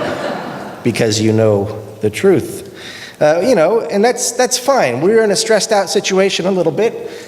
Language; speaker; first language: English; native; English